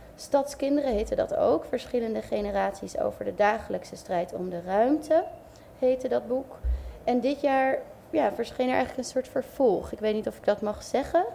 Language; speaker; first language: Dutch; native; Dutch